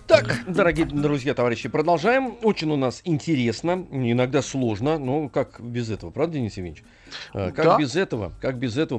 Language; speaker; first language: Russian; native; Russian